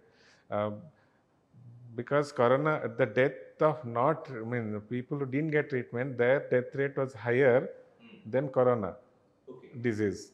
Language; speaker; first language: Telugu; non-native, learner; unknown